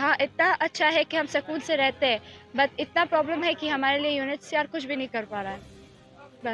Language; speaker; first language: Hindi; non-native, fluent; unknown